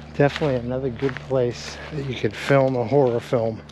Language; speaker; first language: English; native; English